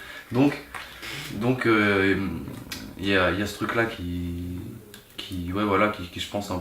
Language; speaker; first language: French; native; French